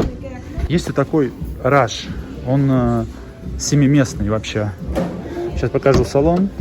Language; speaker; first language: Russian; native; Russian